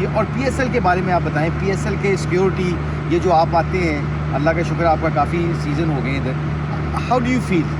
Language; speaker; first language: Urdu; non-native, local second language; Punjabi